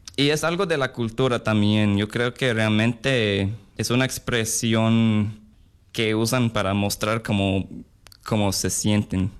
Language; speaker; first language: Spanish; non-native, fluent; English